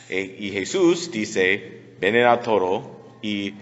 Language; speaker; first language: Spanish; non-native, learner; English